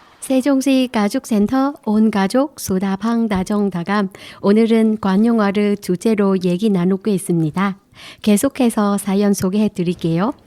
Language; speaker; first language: Korean; non-native, fluent; Vietnamese